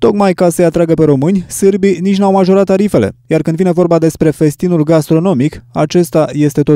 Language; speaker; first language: Romanian; native; Romanian